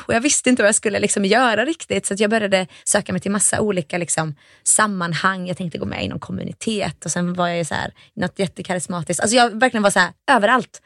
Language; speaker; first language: Swedish; early bilingual, other home language; Finnish